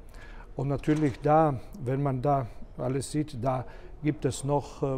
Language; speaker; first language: German; non-native, fluent; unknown